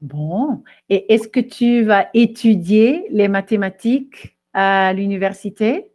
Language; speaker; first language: French; non-native, fluent; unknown